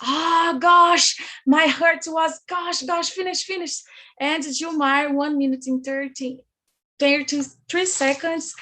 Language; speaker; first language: English; non-native, learner; Portuguese